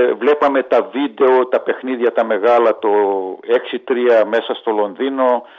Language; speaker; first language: Greek; early bilingual, heritage; Greek